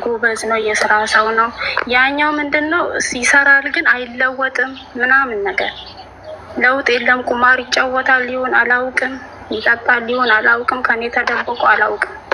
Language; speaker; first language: Amharic; native; Amharic